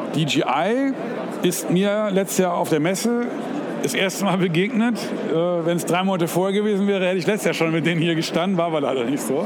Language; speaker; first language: German; native; German